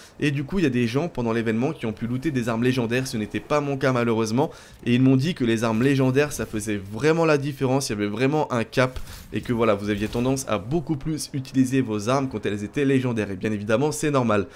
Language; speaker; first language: French; native; French